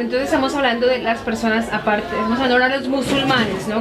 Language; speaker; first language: Spanish; native; Spanish